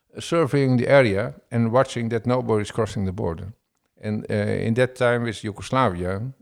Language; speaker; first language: English; non-native, fluent; Dutch